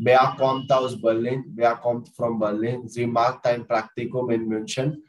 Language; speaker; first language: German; non-native, learner; Hindi